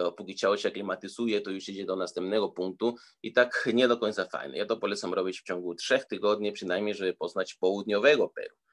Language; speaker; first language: Polish; early bilingual, heritage; Spanish